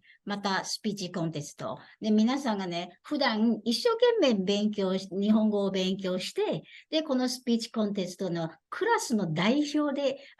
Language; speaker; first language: Japanese; non-native, fluent; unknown